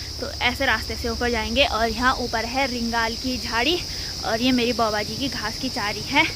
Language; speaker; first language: Hindi; native; Hindi